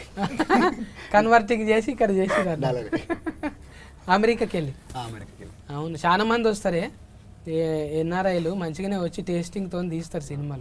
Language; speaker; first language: Telugu; native; Telugu